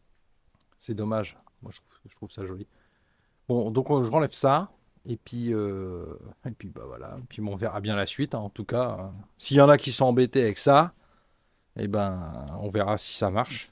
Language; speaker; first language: French; native; French